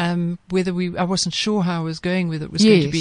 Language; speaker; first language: English; native; English